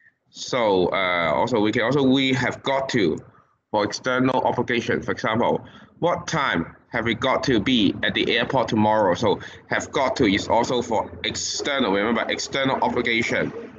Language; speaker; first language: English; non-native, local second language; Cantonese